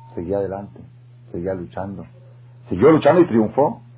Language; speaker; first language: Spanish; non-native, fluent; Hebrew